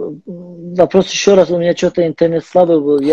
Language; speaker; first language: Russian; non-native, learner; Azerbaijani